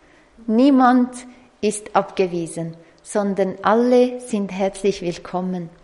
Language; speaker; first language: German; non-native, fluent; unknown